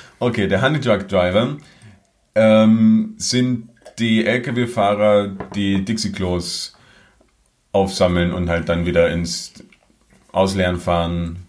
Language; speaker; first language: German; native; German